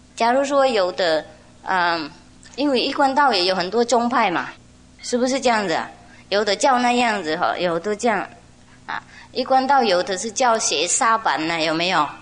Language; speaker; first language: Chinese; non-native, fluent; Vietnamese